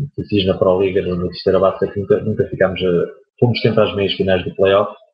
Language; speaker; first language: Portuguese; native; Portuguese